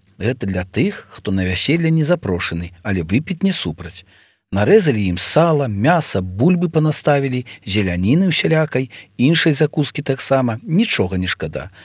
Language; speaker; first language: Belarusian; native; Belarusian